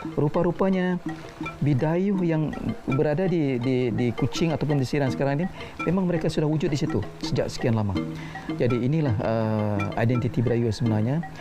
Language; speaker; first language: Malay; non-native, local second language; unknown